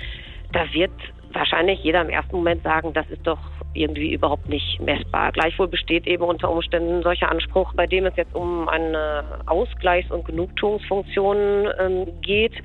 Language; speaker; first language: German; native; German